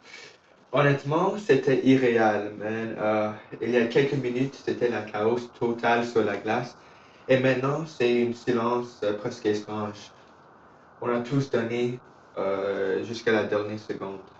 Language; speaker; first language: French; non-native, learner; English